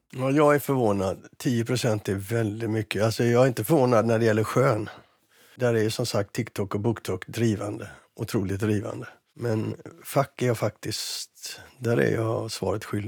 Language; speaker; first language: Swedish; native; Swedish